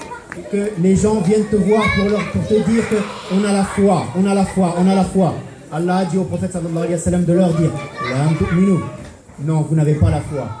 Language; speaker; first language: French; native; French